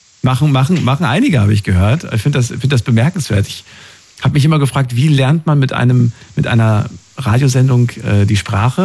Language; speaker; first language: German; native; German